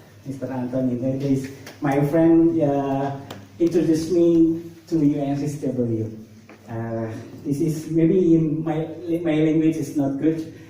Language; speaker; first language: English; non-native, learner; Indonesian